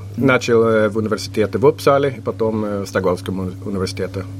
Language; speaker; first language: Russian; non-native, fluent; Swedish